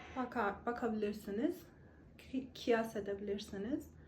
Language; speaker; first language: Turkish; non-native, learner; Persian